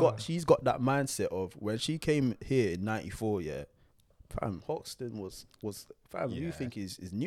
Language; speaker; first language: English; native; English